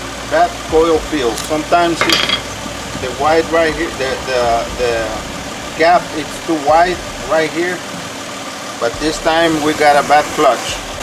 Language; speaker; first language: English; non-native, fluent; Spanish